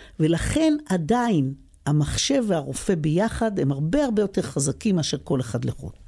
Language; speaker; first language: Hebrew; native; Hebrew